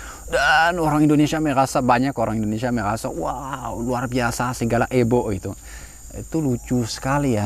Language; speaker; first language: Indonesian; non-native, fluent; French